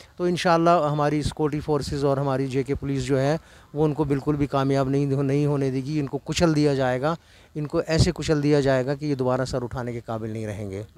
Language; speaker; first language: Hindi; non-native, local second language; Kashmiri